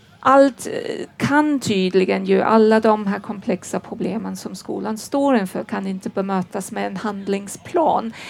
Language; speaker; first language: Swedish; non-native, fluent; German